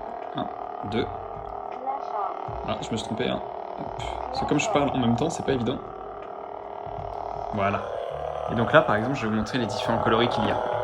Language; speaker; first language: French; native; French